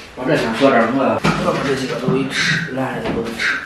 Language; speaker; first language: Chinese; native; Chinese